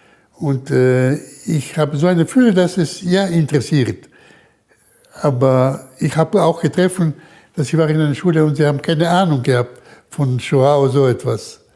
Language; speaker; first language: German; early bilingual, heritage; German